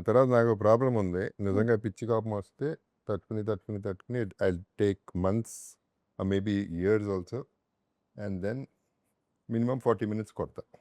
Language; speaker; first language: Telugu; native; Telugu